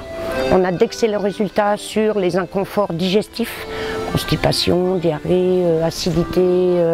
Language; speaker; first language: French; native; French